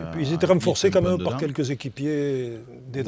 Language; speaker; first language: French; native; French